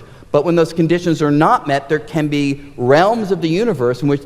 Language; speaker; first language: English; native; English